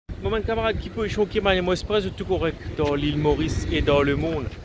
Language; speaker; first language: French; non-native, local second language; Morisyen